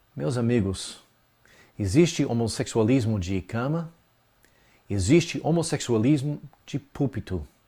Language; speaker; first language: Portuguese; non-native, fluent; English